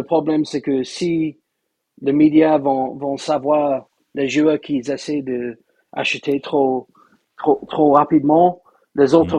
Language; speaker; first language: French; non-native, fluent; English